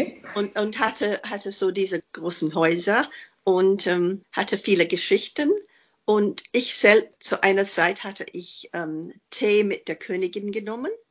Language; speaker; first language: German; non-native, fluent; English